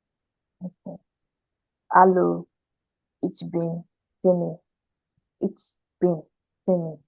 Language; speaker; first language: German; non-native, learner; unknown